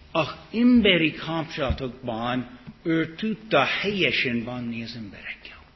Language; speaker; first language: Hungarian; non-native, fluent; English